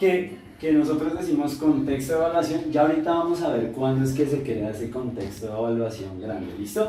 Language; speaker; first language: Spanish; native; Spanish